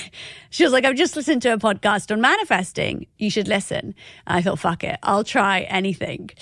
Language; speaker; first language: English; native; English